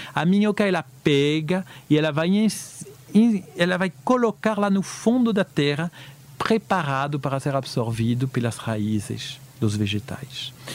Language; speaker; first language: Portuguese; early bilingual, heritage; Portuguese